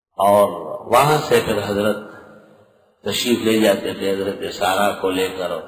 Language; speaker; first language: Urdu; non-native, local second language; Pashto